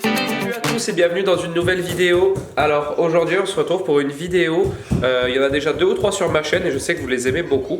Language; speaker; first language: French; native; French